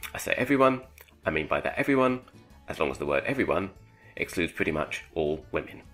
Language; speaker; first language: English; native; English